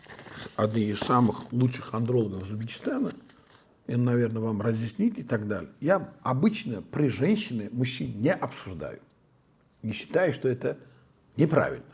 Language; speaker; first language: Russian; non-native, local second language; Uzbek